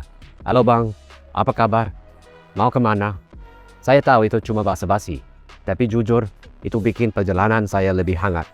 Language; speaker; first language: Indonesian; non-native, fluent; English